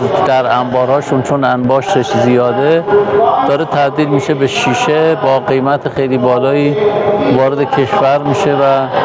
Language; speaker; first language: Persian; native; Persian